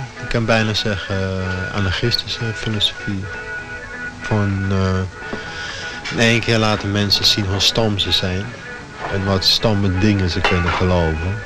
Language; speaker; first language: Dutch; non-native, fluent; German